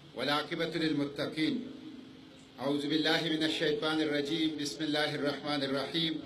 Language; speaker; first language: Urdu; non-native, local second language; Pashto